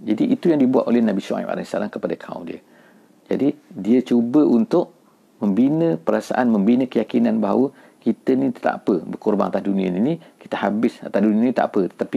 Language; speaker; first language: Malay; native; Malay